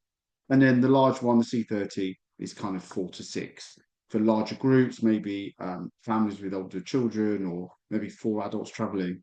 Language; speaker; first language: English; native; English